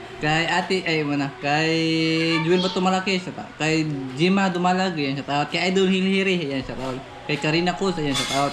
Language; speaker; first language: Filipino; non-native, local second language; Cebuano